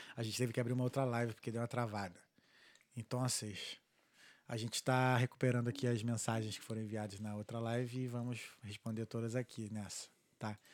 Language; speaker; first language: Portuguese; native; Portuguese